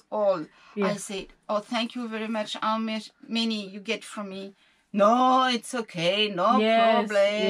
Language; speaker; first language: English; non-native, learner; French